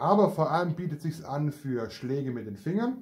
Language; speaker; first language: German; native; German